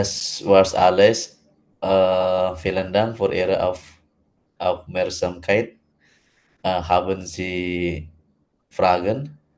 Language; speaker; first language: German; non-native, learner; Indonesian